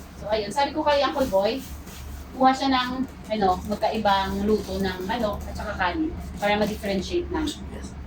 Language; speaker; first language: Filipino; native; Filipino